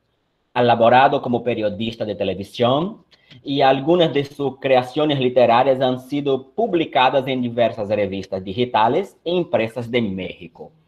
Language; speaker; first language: Spanish; non-native, fluent; Portuguese